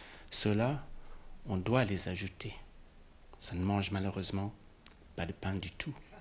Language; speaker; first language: French; non-native, fluent; English